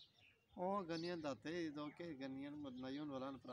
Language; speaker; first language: Filipino; non-native, learner; Punjabi